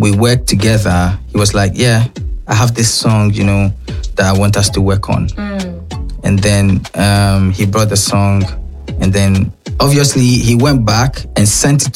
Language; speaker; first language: English; non-native, local second language; Akan